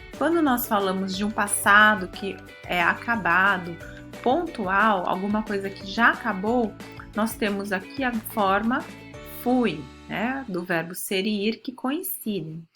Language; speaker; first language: Portuguese; early bilingual, other home language; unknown